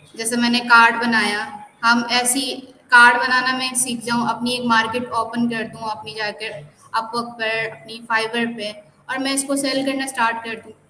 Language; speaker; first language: Urdu; non-native, local second language; Sindhi